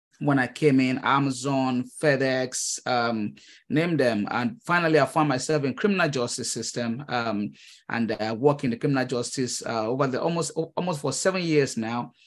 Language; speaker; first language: English; non-native, local second language; Yoruba